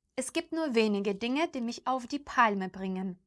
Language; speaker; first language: German; non-native, fluent; Ukrainian